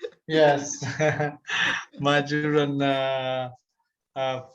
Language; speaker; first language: English; non-native, learner; Vietnamese